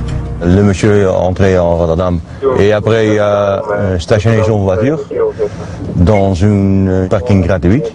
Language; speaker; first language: French; non-native, learner; Dutch